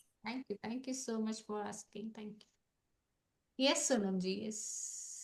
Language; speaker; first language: Hindi; native; Hindi